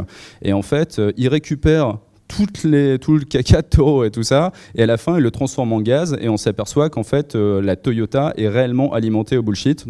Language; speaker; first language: French; native; French